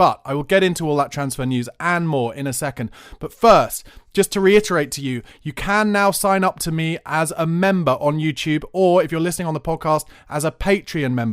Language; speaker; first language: English; native; English